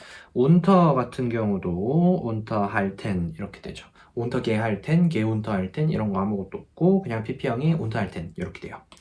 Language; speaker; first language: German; non-native, fluent; Korean